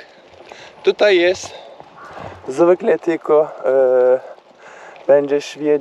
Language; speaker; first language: Polish; non-native, learner; Turkish